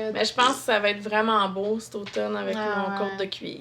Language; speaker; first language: French; native; French